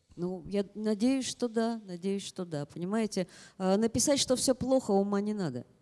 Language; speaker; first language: Russian; native; Russian